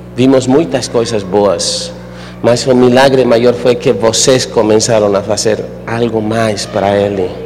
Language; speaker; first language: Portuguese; non-native, fluent; Spanish